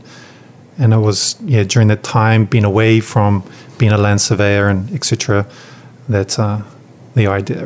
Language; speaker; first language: English; native; English